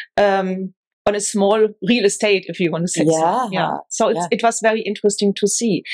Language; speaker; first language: English; non-native, fluent; German